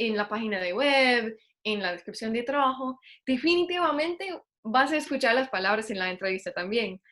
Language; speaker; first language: Spanish; non-native, fluent; English